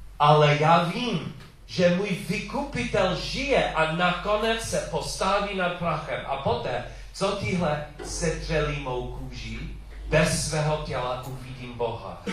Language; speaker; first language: Czech; non-native, learner; English